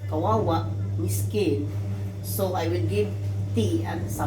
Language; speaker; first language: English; non-native, learner; Cebuano